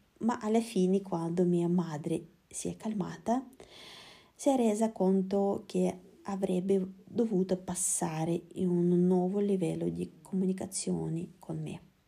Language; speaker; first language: Italian; non-native, fluent; Russian